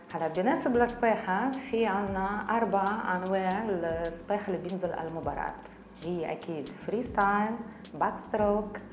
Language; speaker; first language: Arabic; non-native, fluent; Russian